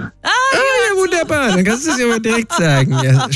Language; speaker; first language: German; native; German